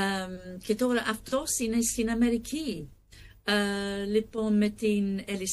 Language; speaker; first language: Greek; non-native, learner; English